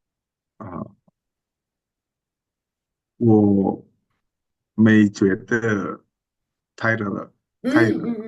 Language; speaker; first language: Chinese; non-native, learner; Indonesian